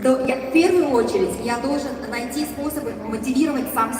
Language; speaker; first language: Russian; native; Russian